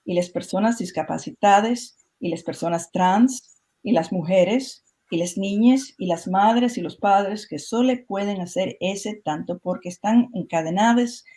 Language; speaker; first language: Spanish; early bilingual, other home language; English